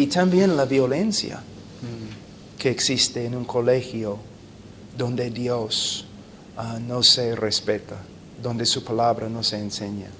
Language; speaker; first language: Spanish; non-native, fluent; English